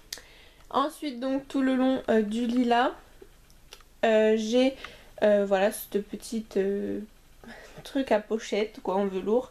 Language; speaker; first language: French; native; French